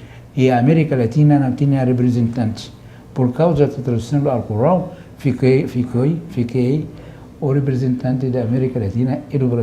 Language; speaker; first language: Portuguese; non-native, fluent; Arabic